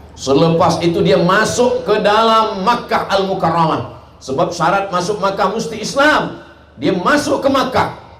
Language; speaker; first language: Malay; native; Malay